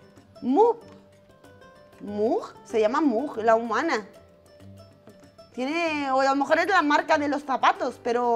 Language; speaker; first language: Spanish; native; Spanish